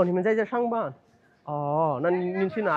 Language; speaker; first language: Chinese; non-native, learner; Bangla